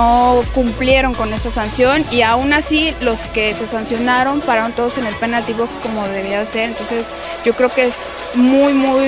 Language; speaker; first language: Spanish; native; Spanish